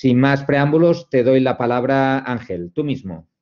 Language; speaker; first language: Spanish; non-native, local second language; Catalan